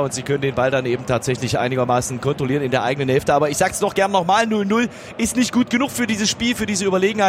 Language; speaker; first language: German; native; German